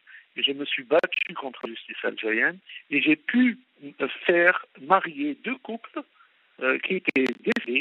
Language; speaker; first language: French; non-native, local second language; Arabic